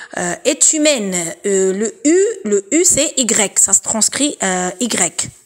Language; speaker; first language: French; non-native, local second language; Arabic